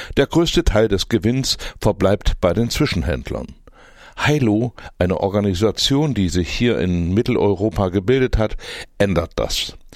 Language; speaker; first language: German; native; German